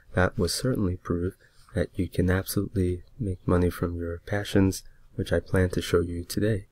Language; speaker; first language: English; native; English